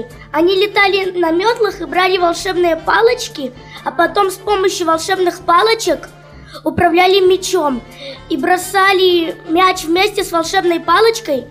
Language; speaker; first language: Russian; native; Russian